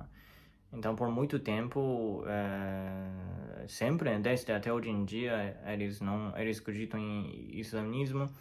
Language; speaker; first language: Portuguese; non-native, learner; Chinese